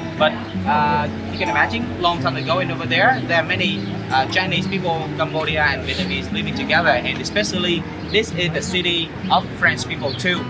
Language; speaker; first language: English; non-native, learner; Vietnamese